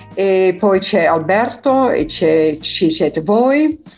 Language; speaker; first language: Italian; non-native, fluent; Dutch